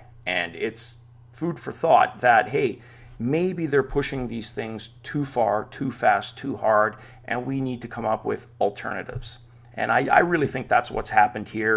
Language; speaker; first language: English; native; English